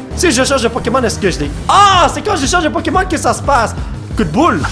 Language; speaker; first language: French; native; French